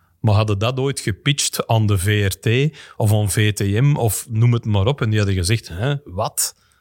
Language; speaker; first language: Dutch; non-native, local second language; English